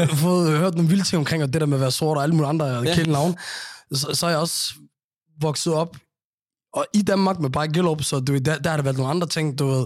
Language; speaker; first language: Danish; early bilingual, other home language; Somali